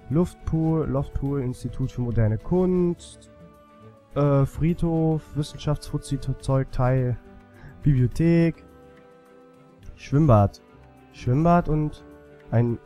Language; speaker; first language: German; native; German